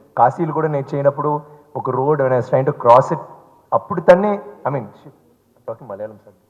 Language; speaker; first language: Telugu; non-native, learner; Tamil